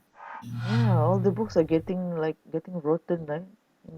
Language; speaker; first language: English; non-native, local second language; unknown